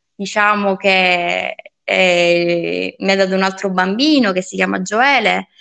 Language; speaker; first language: Italian; early bilingual, other home language; Polish